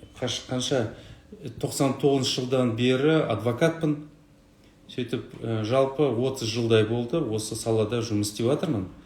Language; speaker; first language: Kazakh; non-native, local second language; Russian